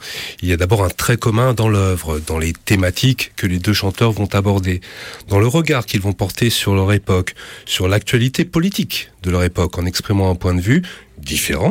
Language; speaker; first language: French; native; French